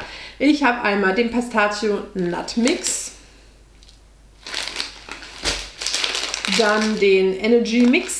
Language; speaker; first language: German; native; German